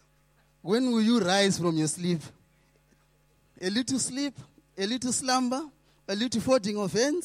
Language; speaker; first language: English; non-native, local second language; Shona